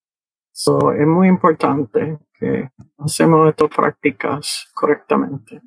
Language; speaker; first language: Spanish; early bilingual, heritage; Spanish